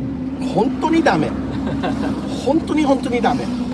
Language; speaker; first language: Japanese; non-native, learner; English